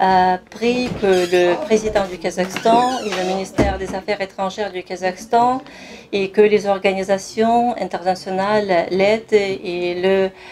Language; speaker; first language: French; non-native, fluent; Kazakh